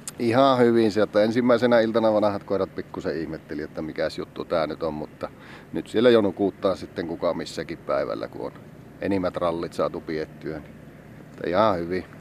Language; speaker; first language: Finnish; native; Finnish